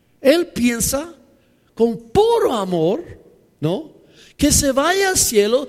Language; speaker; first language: Spanish; non-native, fluent; English